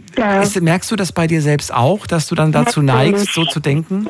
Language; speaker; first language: German; native; German